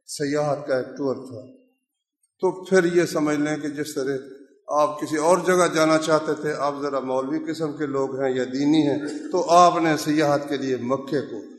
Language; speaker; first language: Urdu; non-native, local second language; Punjabi